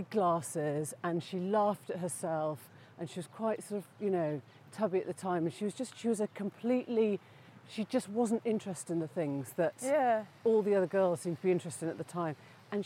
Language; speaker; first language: English; native; English